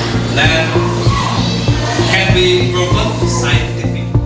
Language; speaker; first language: English; non-native, fluent; Indonesian